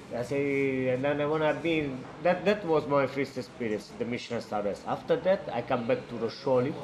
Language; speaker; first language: English; non-native, learner; Italian